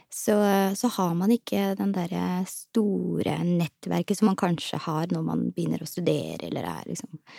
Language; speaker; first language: Norwegian; early bilingual, other home language; Somali